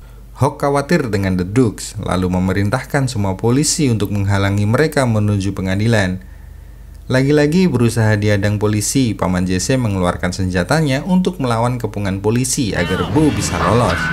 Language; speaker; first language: Indonesian; native; Indonesian